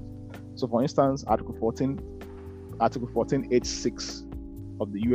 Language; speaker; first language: English; non-native, local second language; Yoruba